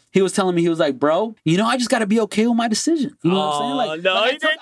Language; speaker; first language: English; non-native, fluent; Portuguese